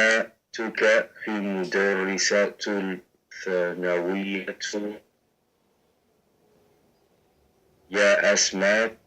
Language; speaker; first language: Arabic; non-native, learner; English